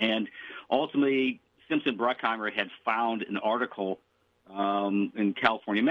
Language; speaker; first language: English; native; English